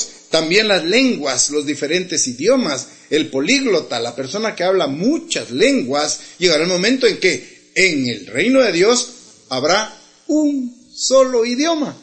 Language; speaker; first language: Spanish; native; Spanish